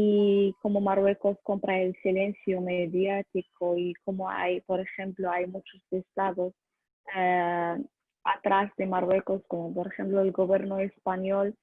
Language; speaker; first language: Spanish; non-native, learner; Arabic